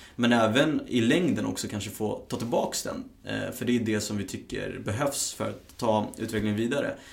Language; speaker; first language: Swedish; early bilingual, other home language; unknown